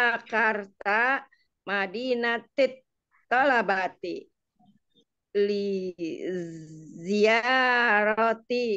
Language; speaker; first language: Arabic; non-native, learner; Indonesian